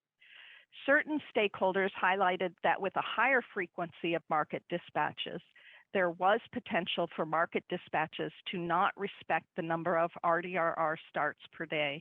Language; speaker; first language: English; native; English